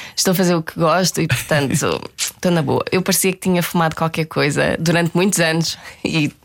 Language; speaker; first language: Portuguese; native; Portuguese